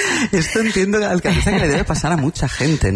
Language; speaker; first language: Spanish; native; Spanish